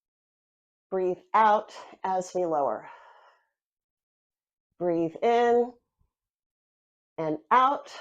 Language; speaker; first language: English; native; English